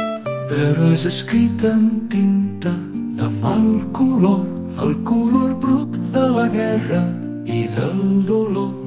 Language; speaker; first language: Spanish; native; Spanish